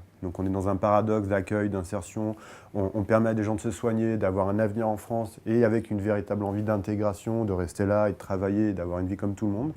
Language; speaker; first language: French; native; French